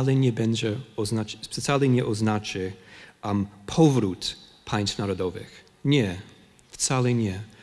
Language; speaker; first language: Polish; non-native, fluent; English